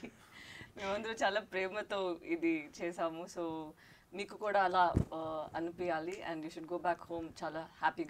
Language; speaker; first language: Telugu; non-native, learner; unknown